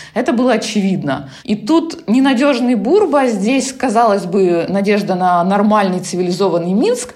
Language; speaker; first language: Russian; non-native, local second language; Ukrainian